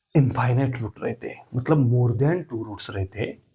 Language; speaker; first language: Hindi; non-native, local second language; Marathi